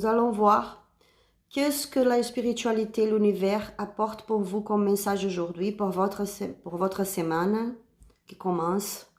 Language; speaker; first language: French; non-native, learner; Spanish